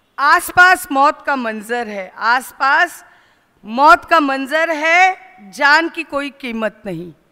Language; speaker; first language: Hindi; non-native, local second language; Marathi